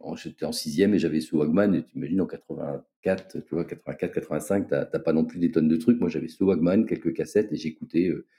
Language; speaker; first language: French; native; French